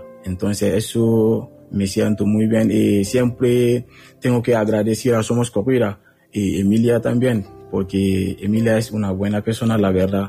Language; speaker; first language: Spanish; non-native, learner; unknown